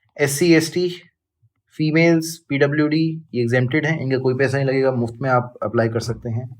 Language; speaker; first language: Hindi; native; Hindi